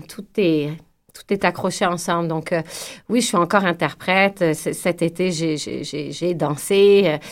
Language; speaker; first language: French; native; French